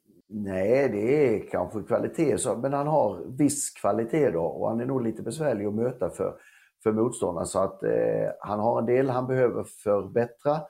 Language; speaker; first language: Swedish; native; Swedish